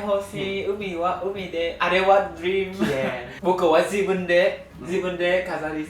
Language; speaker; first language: Japanese; non-native, learner; Vietnamese